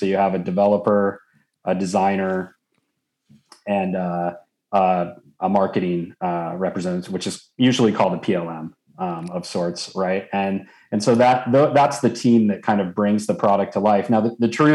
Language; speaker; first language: English; native; English